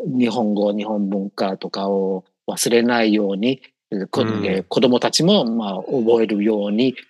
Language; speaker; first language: Japanese; non-native, fluent; English